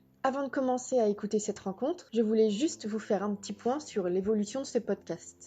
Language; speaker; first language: French; native; French